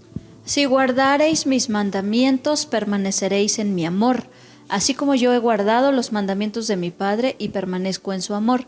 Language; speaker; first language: Spanish; native; Spanish